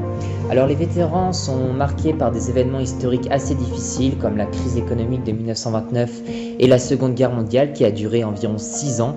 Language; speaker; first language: French; native; French